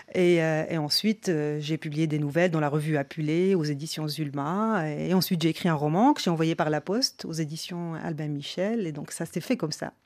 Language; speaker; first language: French; non-native, local second language; Arabic